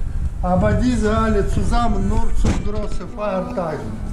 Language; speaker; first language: German; non-native, fluent; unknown